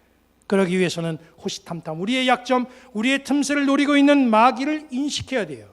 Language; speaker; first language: Korean; native; Korean